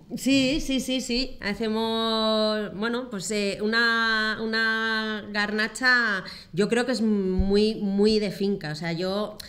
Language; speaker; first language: Spanish; native; Spanish